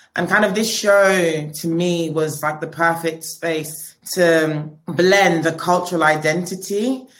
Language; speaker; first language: English; native; English